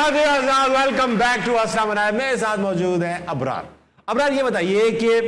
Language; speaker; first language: Urdu; native; Urdu